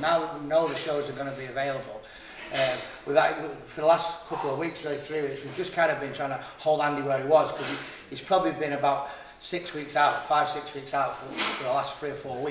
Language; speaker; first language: English; native; English